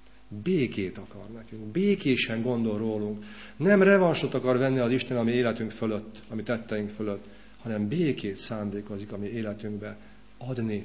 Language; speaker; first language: Hungarian; native; Hungarian